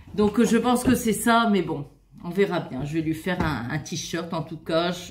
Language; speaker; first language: French; native; French